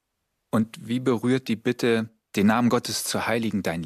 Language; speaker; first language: German; native; German